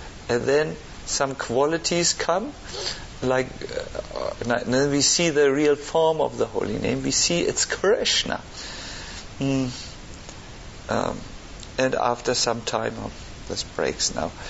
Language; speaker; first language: English; non-native, fluent; German